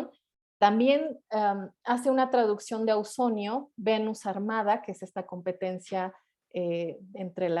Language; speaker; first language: Spanish; native; Spanish